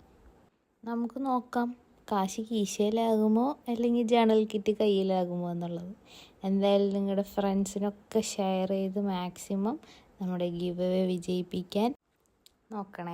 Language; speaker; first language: Malayalam; native; Malayalam